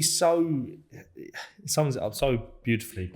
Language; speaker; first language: English; native; English